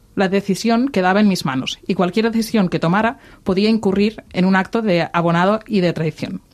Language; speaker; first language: Spanish; non-native, local second language; Catalan